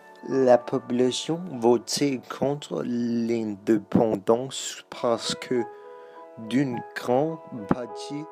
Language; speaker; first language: French; non-native, learner; Danish